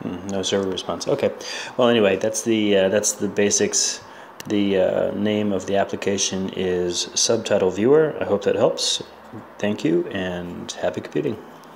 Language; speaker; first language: English; native; English